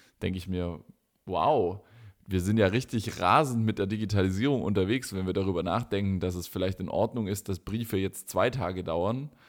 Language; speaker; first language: German; native; German